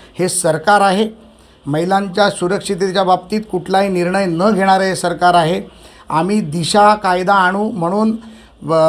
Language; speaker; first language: Marathi; native; Marathi